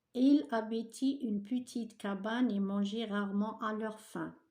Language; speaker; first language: French; non-native, local second language; Arabic